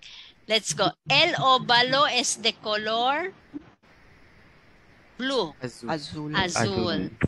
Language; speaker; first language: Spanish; non-native, learner; Filipino